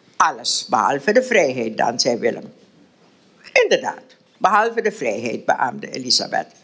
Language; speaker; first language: Dutch; native; Dutch